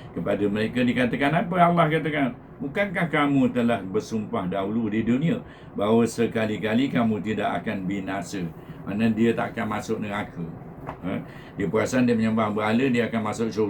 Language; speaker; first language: Malay; native; Malay